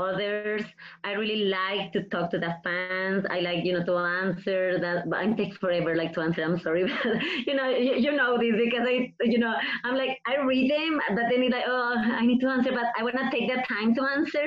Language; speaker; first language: English; non-native, fluent; Spanish